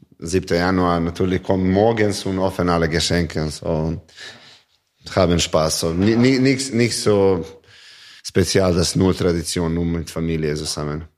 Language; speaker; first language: German; non-native, learner; Serbian